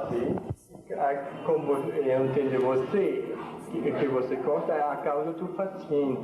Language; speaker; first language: Portuguese; non-native, learner; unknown